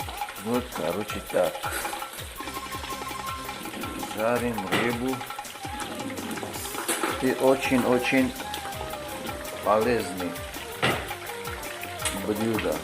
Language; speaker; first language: Russian; non-native, local second language; Tajik